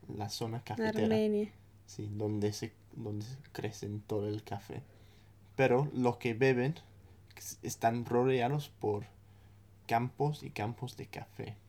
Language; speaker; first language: Spanish; non-native, fluent; English